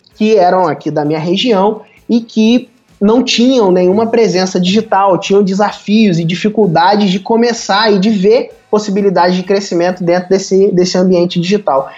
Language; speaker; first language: Portuguese; native; Portuguese